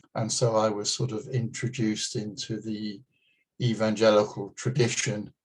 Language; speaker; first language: English; native; English